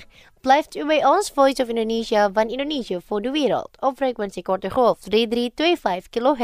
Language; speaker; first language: Dutch; non-native, fluent; Indonesian